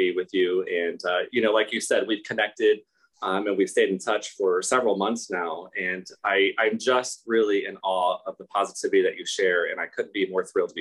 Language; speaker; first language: English; native; English